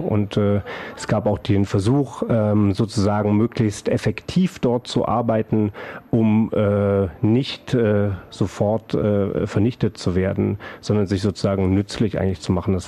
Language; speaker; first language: German; native; German